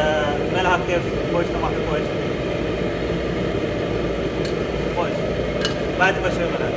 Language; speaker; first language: Arabic; non-native, learner; Urdu